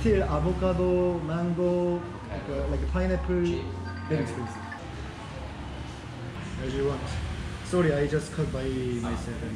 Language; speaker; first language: English; non-native, learner; Korean